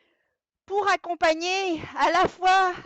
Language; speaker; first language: French; native; French